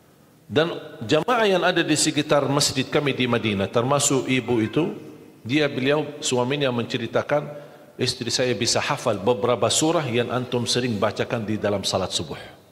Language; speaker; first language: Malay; non-native, fluent; Arabic